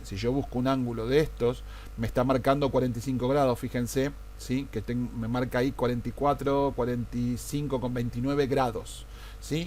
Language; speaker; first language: Spanish; native; Spanish